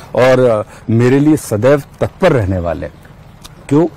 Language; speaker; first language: Hindi; native; Hindi